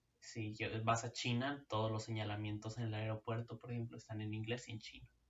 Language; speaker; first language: Spanish; native; Spanish